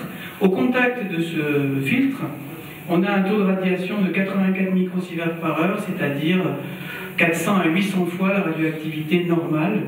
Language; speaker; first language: French; native; French